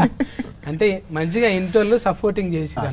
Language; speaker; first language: Telugu; native; Telugu